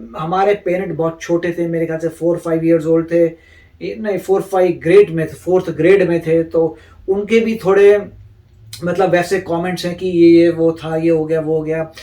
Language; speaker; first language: Hindi; native; Hindi